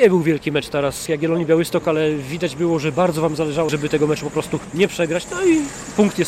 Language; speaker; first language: Polish; native; Polish